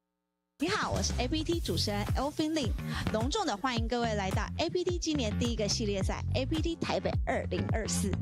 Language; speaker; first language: Chinese; native; Chinese